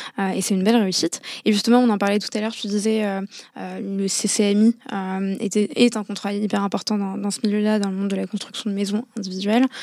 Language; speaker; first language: French; non-native, local second language; Arabic